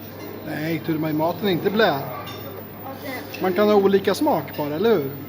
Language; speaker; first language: Swedish; native; Swedish